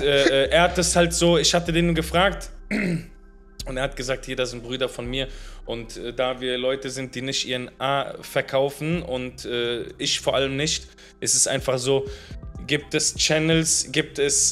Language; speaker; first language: German; native; German